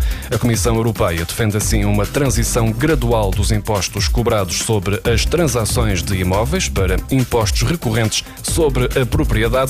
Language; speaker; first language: Portuguese; native; Portuguese